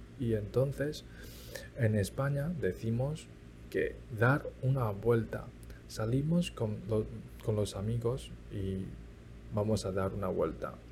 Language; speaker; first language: Spanish; early bilingual, other home language; Chinese